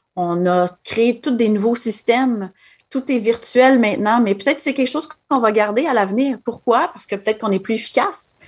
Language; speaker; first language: French; native; French